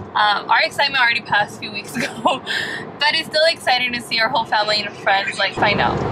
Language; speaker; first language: English; early bilingual, other home language; Spanish